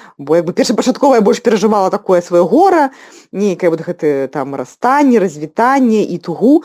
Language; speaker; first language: Belarusian; non-native, local second language; Russian